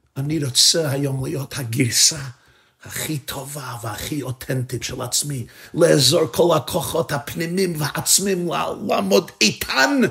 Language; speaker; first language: Hebrew; non-native, fluent; English